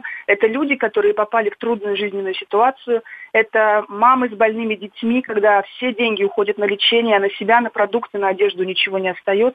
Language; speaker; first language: Russian; native; Russian